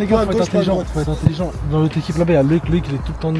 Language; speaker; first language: French; native; French